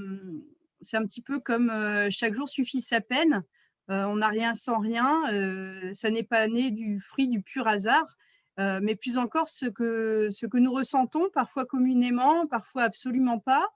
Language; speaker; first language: French; native; French